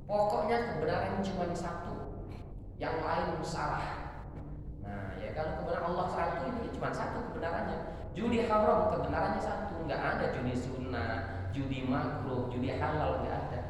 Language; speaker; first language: Indonesian; native; Indonesian